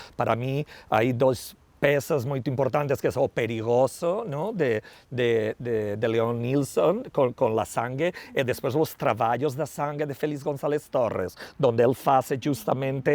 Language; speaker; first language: Portuguese; non-native, learner; Spanish